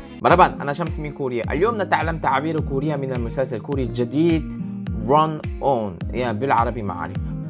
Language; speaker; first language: Arabic; non-native, learner; Korean